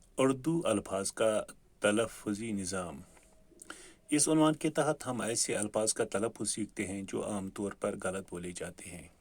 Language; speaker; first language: Urdu; non-native, local second language; Kashmiri